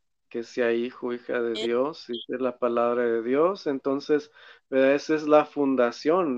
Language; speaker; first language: Spanish; native; Spanish